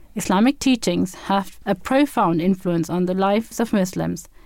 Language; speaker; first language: English; non-native, fluent; German